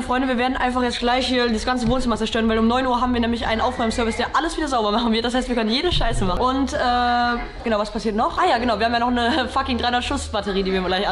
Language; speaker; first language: German; native; German